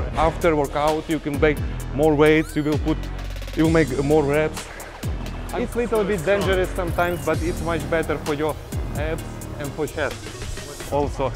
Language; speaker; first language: English; non-native, learner; Russian